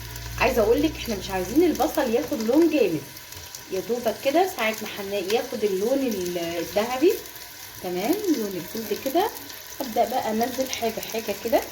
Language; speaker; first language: Arabic; native; Arabic